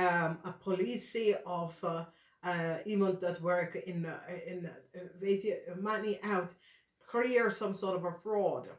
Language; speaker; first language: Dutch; non-native, fluent; English